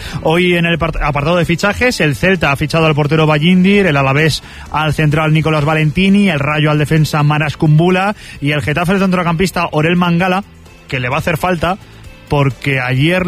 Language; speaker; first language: Spanish; native; Spanish